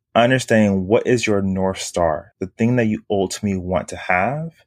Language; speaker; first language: English; native; English